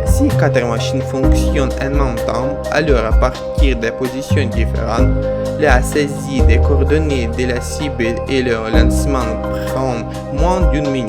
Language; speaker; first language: French; non-native, fluent; Ukrainian